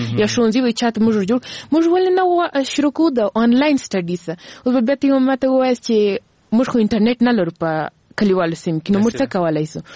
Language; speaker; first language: Pashto; early bilingual, heritage; Pashto